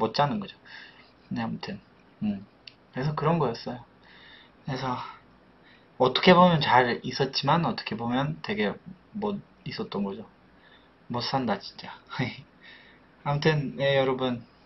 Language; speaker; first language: Korean; non-native, fluent; Polish